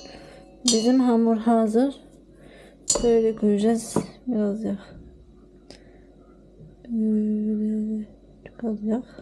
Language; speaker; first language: Turkish; non-native, learner; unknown